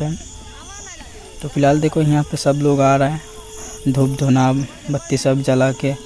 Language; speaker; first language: Hindi; non-native, local second language; Bangla